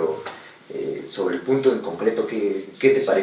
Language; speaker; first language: Spanish; native; Spanish